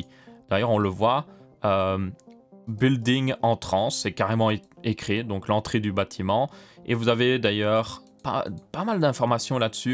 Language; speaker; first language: French; native; French